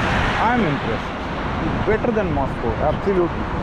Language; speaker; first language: English; non-native, local second language; Hindi